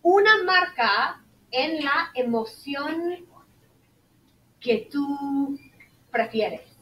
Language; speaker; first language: Spanish; non-native, fluent; English